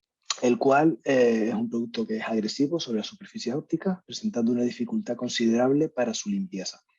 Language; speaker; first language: Spanish; native; Spanish